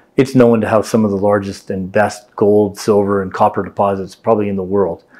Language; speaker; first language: English; native; English